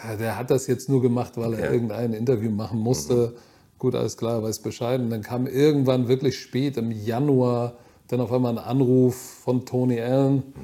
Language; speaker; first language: German; native; German